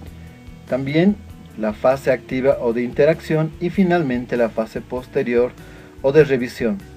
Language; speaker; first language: Spanish; native; Spanish